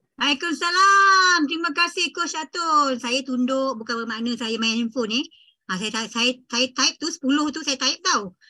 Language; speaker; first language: Malay; native; Malay